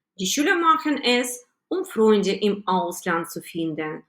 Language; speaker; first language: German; non-native, fluent; Ukrainian